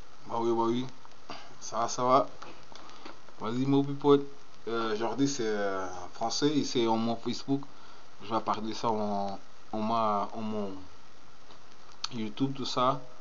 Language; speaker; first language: French; non-native, learner; Portuguese